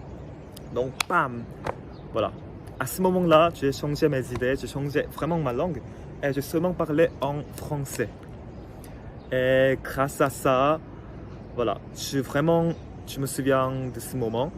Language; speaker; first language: French; non-native, fluent; Korean